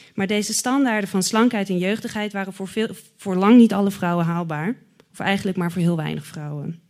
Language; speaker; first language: Dutch; native; Dutch